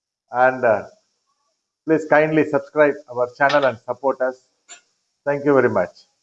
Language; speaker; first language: English; non-native, local second language; Tamil